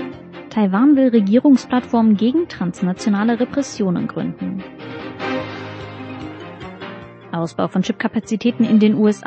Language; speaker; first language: German; native; German